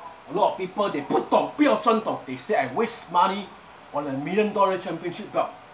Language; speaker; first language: English; non-native, local second language; Chinese